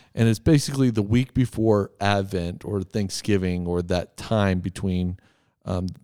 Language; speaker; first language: English; native; English